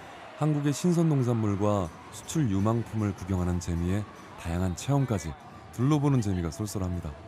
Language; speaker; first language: Korean; native; Korean